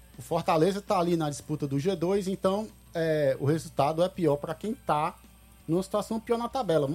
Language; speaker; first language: Portuguese; native; Portuguese